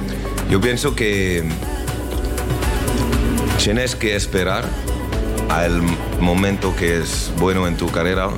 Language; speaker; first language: Spanish; non-native, learner; French